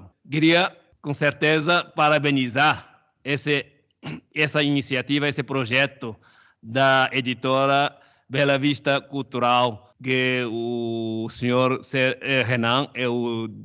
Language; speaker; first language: Portuguese; non-native, fluent; Chinese